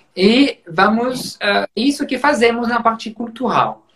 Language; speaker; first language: Portuguese; non-native, fluent; French